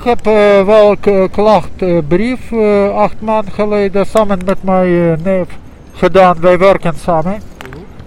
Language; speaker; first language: Dutch; non-native, learner; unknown